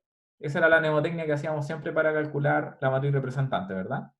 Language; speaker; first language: Spanish; native; Spanish